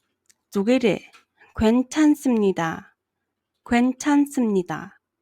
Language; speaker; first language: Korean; non-native, fluent; Mongolian